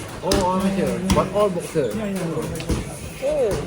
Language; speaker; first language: English; non-native, learner; Malay